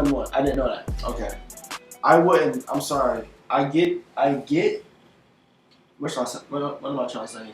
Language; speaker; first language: English; native; English